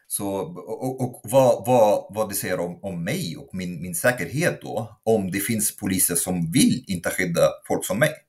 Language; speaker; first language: Swedish; non-native, fluent; Arabic